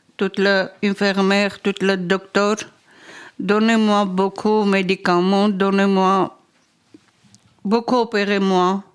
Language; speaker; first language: French; non-native, learner; Armenian